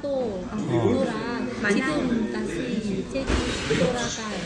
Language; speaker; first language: Korean; non-native, learner; Vietnamese